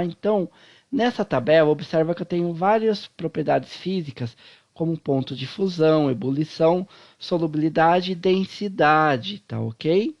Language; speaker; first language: Portuguese; native; Portuguese